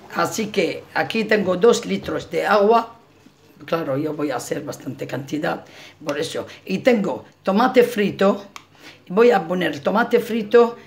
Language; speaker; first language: Spanish; non-native, fluent; Arabic